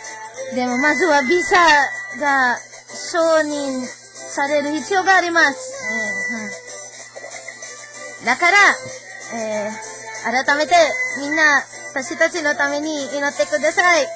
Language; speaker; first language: Japanese; non-native, learner; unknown